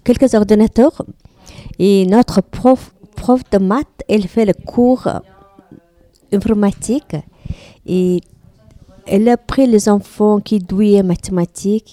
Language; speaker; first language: French; non-native, learner; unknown